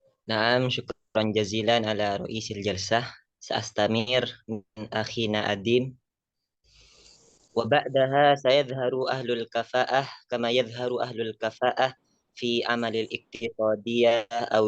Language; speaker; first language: Arabic; non-native, learner; Indonesian